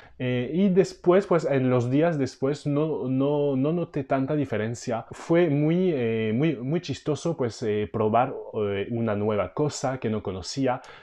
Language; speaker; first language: Spanish; non-native, fluent; French